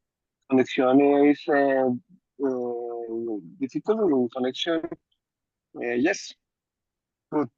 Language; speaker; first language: English; non-native, learner; Spanish